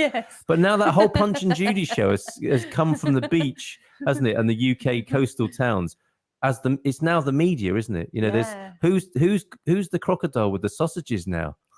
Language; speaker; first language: English; native; English